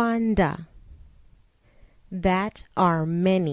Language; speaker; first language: English; non-native, local second language; Shona